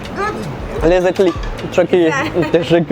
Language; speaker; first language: Turkish; non-native, learner; French